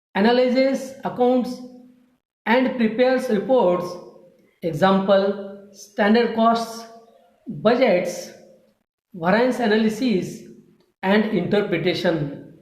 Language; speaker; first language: English; non-native, local second language; Marathi